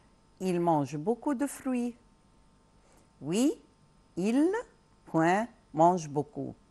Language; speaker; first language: French; non-native, local second language; Arabic